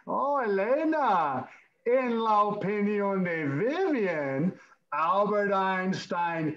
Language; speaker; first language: Spanish; non-native, fluent; English